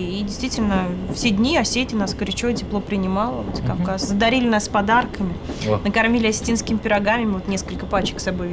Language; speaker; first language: Russian; native; Russian